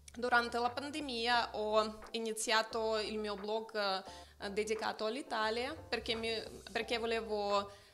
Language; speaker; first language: Italian; non-native, fluent; Russian